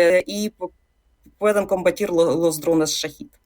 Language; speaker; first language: Spanish; non-native, fluent; Ukrainian